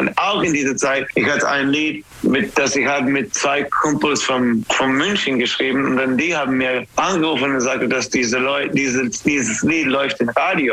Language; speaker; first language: German; non-native, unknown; English